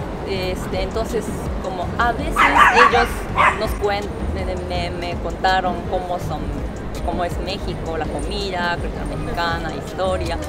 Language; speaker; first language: Spanish; non-native, fluent; Japanese